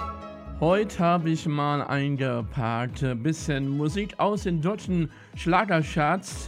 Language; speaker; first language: German; native; German